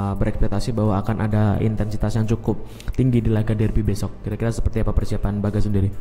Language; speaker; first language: Indonesian; native; Indonesian